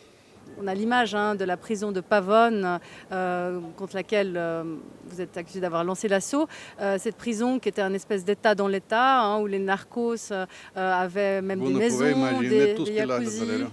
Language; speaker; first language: French; native; French